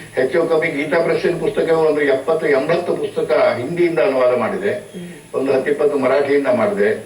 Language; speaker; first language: Kannada; non-native, local second language; Marathi